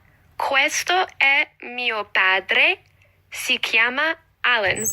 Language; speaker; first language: Italian; non-native, learner; English